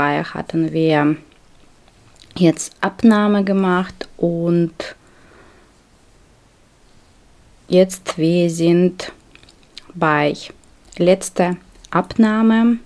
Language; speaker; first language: German; non-native, fluent; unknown